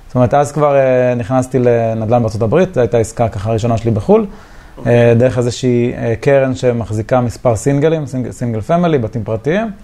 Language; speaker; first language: Hebrew; native; Hebrew